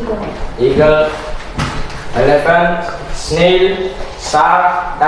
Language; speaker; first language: English; non-native, learner; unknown